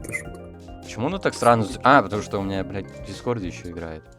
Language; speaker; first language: Russian; native; Russian